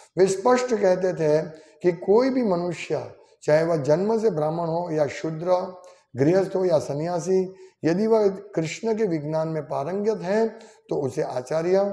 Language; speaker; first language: Hindi; non-native, local second language; Gujarati